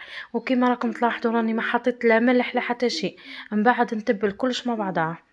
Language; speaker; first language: Arabic; native; Arabic